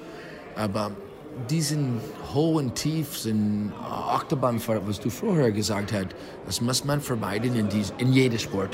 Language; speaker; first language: German; non-native, fluent; English